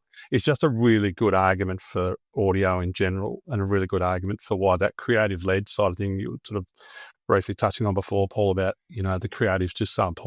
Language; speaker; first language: English; native; English